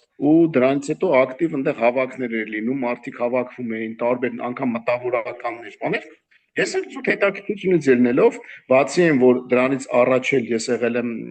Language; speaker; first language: Armenian; native; Armenian